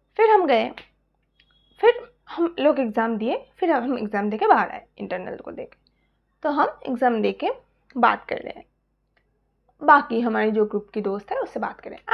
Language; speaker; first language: Hindi; non-native, local second language; Bangla